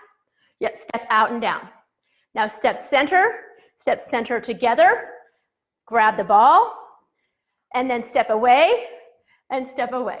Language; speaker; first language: English; native; English